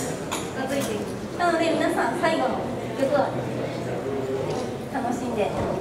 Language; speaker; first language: Japanese; native; Japanese